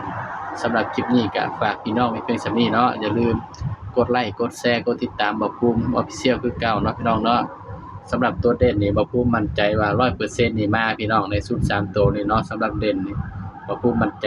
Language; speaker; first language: Thai; non-native, local second language; Lao